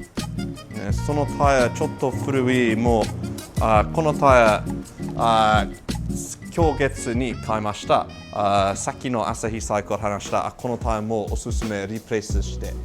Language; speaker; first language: Japanese; non-native, learner; English